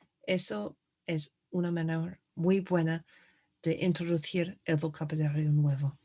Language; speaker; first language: Spanish; non-native, fluent; English